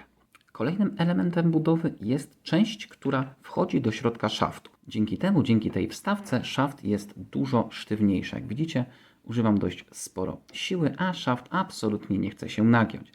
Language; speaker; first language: Polish; native; Polish